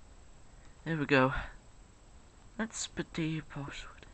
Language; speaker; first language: English; native; English